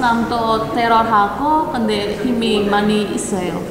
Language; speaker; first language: Korean; non-native, learner; Indonesian